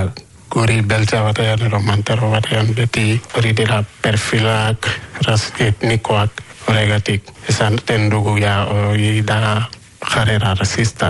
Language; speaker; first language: Basque; non-native, learner; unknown